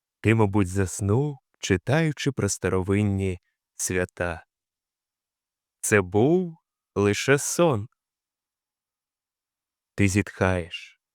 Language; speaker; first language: Ukrainian; native; Ukrainian